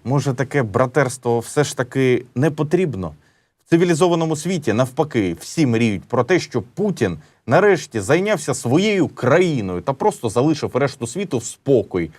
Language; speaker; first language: Ukrainian; native; Ukrainian